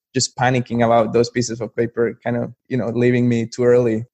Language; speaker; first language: English; non-native, fluent; Spanish